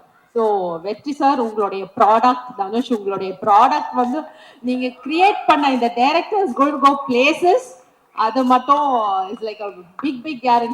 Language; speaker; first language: Tamil; native; Tamil